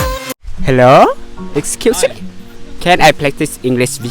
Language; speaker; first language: English; non-native, learner; Lao